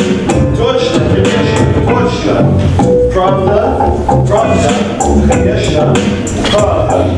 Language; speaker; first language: Russian; non-native, learner; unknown